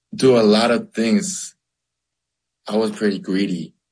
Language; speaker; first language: English; non-native, learner; Korean